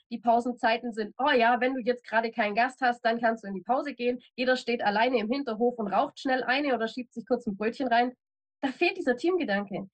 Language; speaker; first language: German; native; German